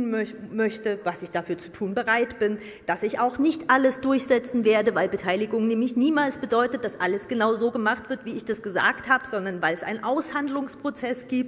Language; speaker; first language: German; native; German